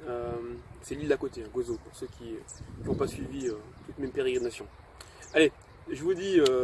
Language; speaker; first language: French; native; French